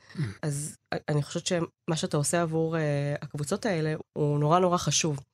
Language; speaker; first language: Hebrew; early bilingual, other home language; Amharic